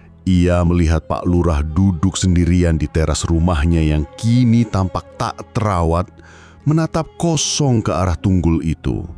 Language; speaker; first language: Indonesian; native; Indonesian